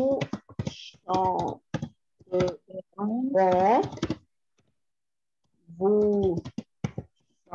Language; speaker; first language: French; non-native, fluent; Spanish